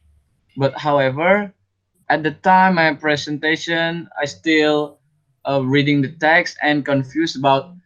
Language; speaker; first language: English; non-native, learner; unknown